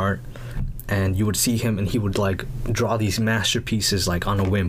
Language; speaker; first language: English; early bilingual, other home language; Spanish